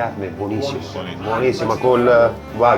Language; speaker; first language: Italian; native; Italian